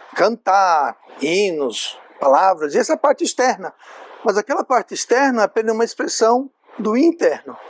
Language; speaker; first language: Portuguese; non-native, fluent; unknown